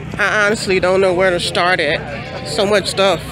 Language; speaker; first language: English; native; English